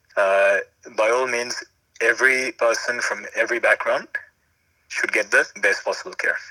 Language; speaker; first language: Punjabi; early bilingual, heritage; Punjabi